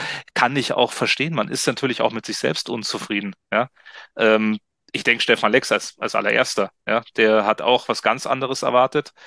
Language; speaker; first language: German; native; German